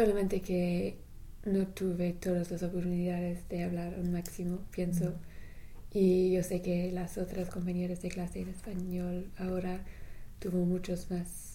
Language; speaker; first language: Spanish; non-native, learner; English